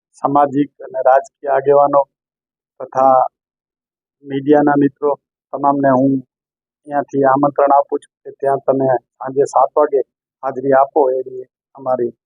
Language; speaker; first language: Gujarati; native; Gujarati